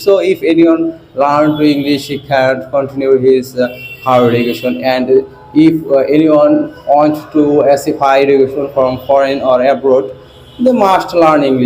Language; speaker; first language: English; non-native, learner; Bangla